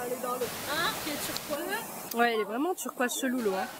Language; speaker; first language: French; native; French